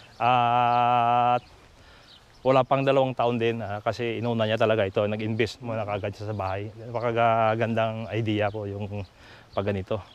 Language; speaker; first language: Filipino; non-native, local second language; Cebuano